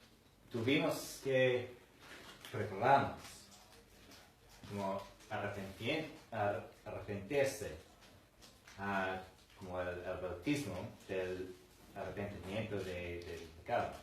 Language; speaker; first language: Spanish; non-native, fluent; English